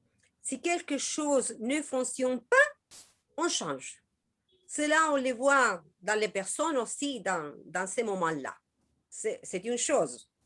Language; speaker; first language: French; non-native, learner; Spanish